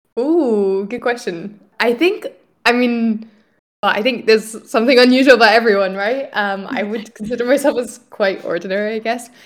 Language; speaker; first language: English; native; English